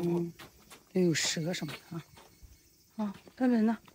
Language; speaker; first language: Chinese; native; Chinese